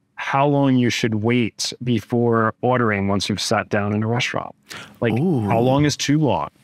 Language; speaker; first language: English; native; English